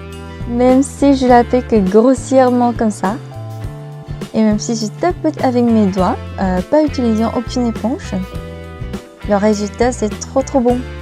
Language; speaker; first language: French; non-native, learner; Korean